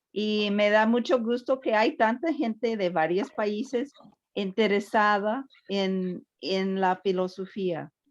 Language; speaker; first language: Spanish; early bilingual, heritage; Spanish